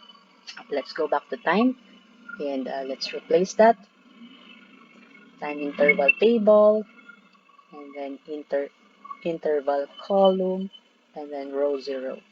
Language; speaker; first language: English; non-native, local second language; Filipino